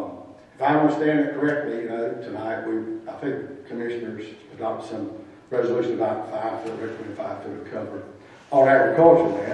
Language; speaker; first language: English; native; English